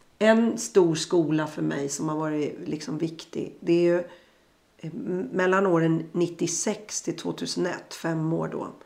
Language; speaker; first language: Swedish; native; Swedish